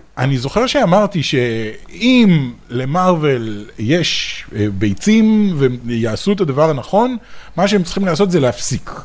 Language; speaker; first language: Hebrew; native; Hebrew